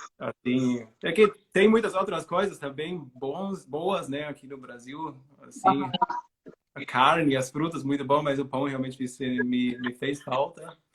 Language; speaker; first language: Portuguese; non-native, fluent; German